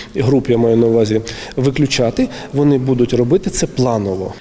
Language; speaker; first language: Ukrainian; native; Ukrainian